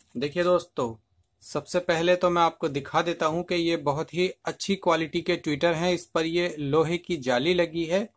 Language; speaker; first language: Hindi; native; Hindi